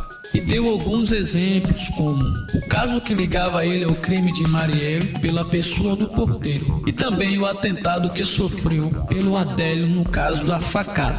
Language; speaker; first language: Portuguese; native; Portuguese